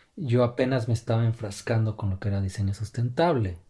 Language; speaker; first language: Spanish; native; Spanish